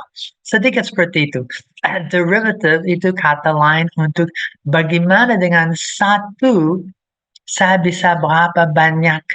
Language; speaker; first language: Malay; non-native, fluent; English